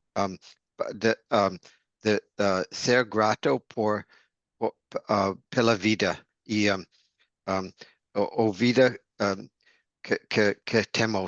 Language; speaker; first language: Portuguese; non-native, learner; English